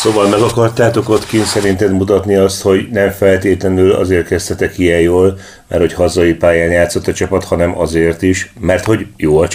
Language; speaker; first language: Hungarian; native; Hungarian